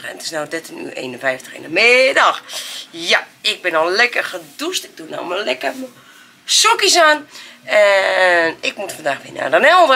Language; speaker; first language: Dutch; native; Dutch